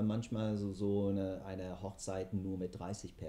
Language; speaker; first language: German; non-native, fluent; English